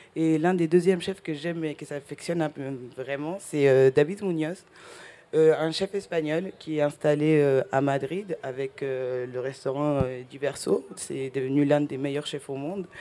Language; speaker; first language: French; early bilingual, other home language; Spanish